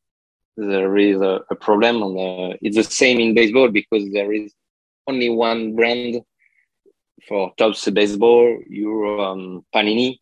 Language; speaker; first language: English; non-native, learner; French